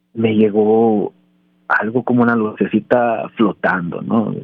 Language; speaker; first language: Spanish; early bilingual, heritage; Spanish